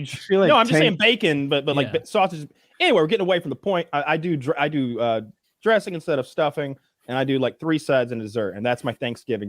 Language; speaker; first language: English; native; English